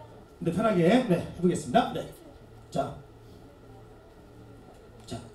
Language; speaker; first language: Korean; native; Korean